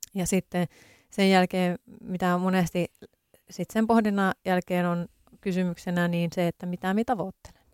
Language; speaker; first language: Finnish; native; Finnish